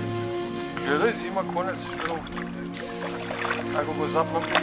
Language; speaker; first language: Macedonian; native; Macedonian